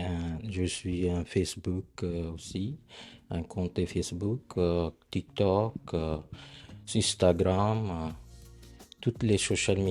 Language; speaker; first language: French; non-native, learner; Punjabi